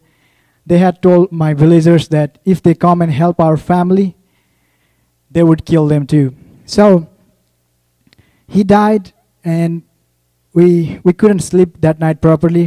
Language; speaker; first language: English; non-native, local second language; Nepali